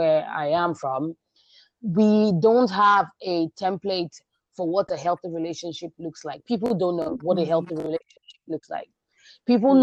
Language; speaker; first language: English; non-native, local second language; Igbo